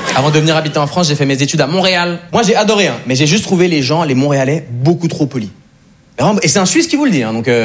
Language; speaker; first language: French; native; French